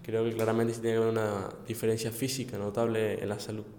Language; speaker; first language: Spanish; native; Spanish